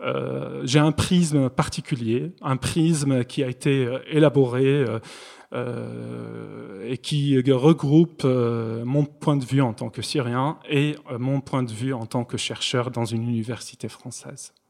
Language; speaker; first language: French; non-native, fluent; Arabic